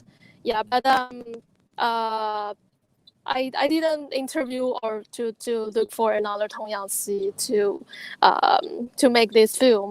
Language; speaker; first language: English; non-native, learner; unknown